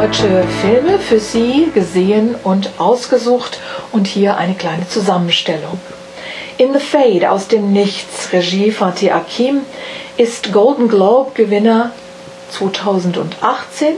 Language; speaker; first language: German; native; German